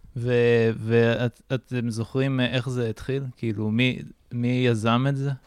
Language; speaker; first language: Hebrew; native; Hebrew